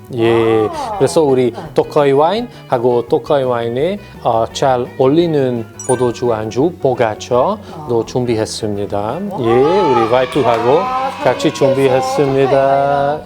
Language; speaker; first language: Korean; non-native, fluent; Hungarian